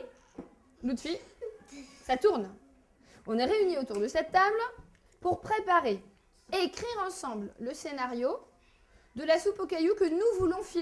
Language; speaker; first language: French; native; French